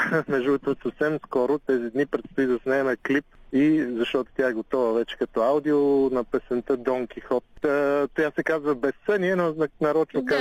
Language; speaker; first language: Bulgarian; native; Bulgarian